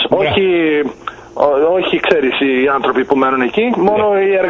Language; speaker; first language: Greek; early bilingual, heritage; Greek